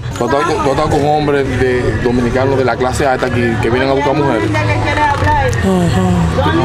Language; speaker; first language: Spanish; native; Spanish